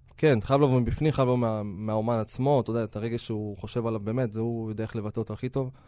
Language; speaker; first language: Hebrew; native; Hebrew